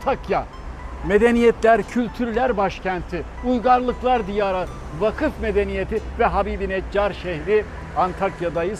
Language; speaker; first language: Turkish; native; Turkish